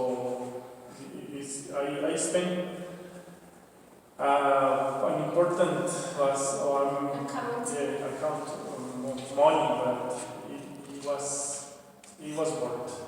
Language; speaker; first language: English; non-native, learner; Spanish